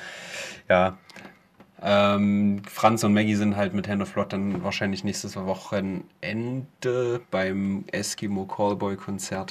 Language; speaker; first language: German; native; German